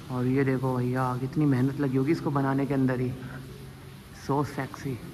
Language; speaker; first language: Hindi; native; Hindi